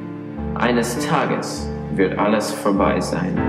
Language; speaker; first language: German; non-native, learner; English